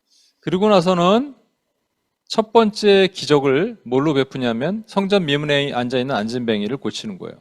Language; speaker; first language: Korean; native; Korean